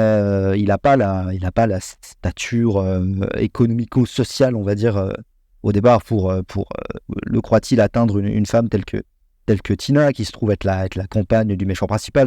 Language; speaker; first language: French; native; French